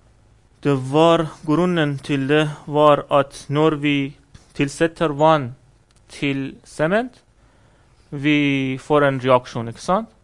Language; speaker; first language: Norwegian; non-native, fluent; Persian